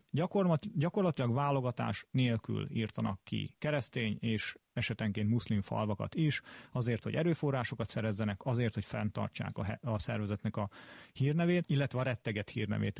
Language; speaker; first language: Hungarian; native; Hungarian